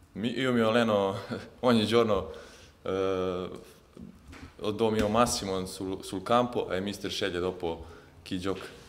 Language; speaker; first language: Italian; non-native, fluent; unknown